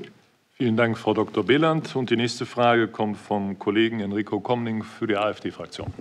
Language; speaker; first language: German; native; German